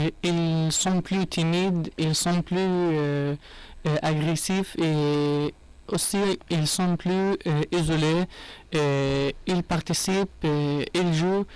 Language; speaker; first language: French; non-native, learner; Arabic